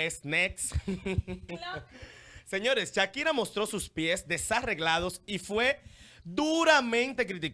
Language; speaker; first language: Spanish; native; Spanish